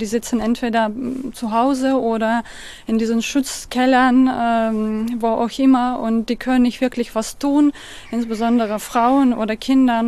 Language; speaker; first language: German; non-native, fluent; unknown